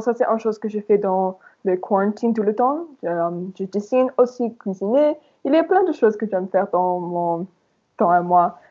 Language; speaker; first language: French; non-native, learner; English